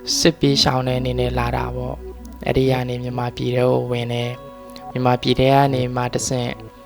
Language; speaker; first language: Burmese; native; Burmese